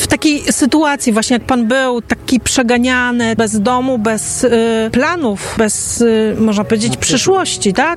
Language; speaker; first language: Polish; native; Polish